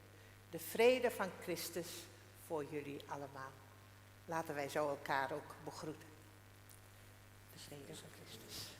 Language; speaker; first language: Dutch; non-native, local second language; Western Frisian